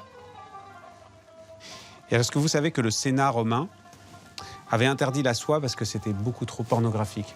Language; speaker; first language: French; native; French